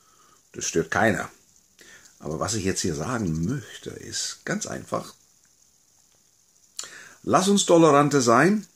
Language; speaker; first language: German; non-native, fluent; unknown